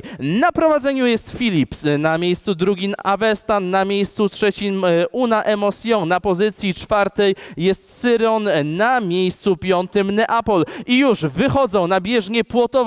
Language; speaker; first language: Polish; native; Polish